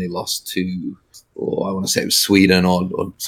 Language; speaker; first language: English; native; English